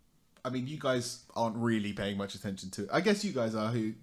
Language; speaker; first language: English; native; English